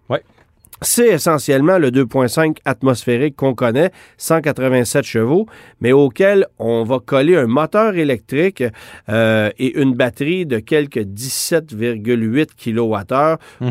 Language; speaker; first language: French; native; French